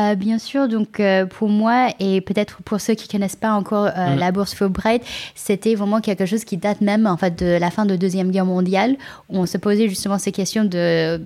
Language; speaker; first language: French; non-native, fluent; Chinese